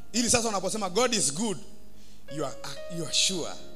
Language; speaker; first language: English; non-native, local second language; Swahili